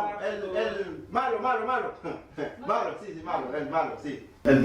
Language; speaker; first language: Spanish; non-native, learner; Haitian Creole